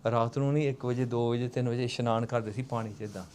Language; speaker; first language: Punjabi; early bilingual, heritage; Punjabi